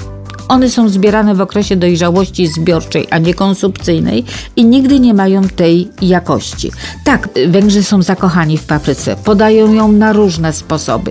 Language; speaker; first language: Polish; native; Polish